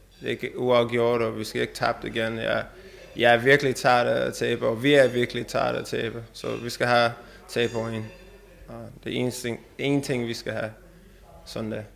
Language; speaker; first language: Danish; non-native, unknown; English